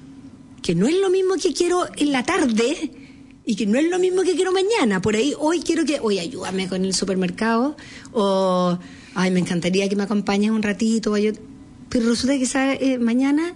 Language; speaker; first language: Spanish; native; Spanish